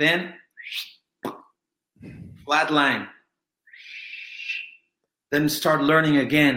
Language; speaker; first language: English; non-native, fluent; Spanish